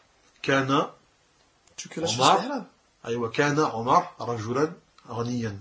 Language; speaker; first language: Arabic; non-native, fluent; French